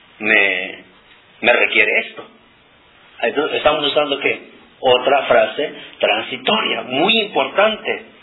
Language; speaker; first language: Spanish; non-native, local second language; Nahuatl languages